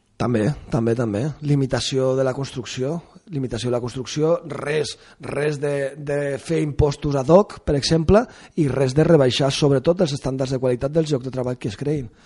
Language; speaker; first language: Catalan; non-native, local second language; Spanish